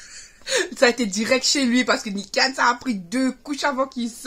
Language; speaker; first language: French; native; French